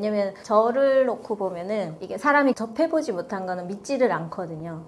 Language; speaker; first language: Korean; native; Korean